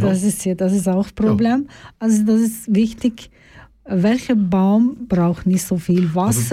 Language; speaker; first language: German; non-native, learner; Turkish